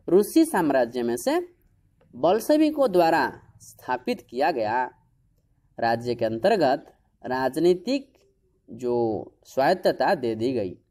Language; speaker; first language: Hindi; non-native, local second language; Odia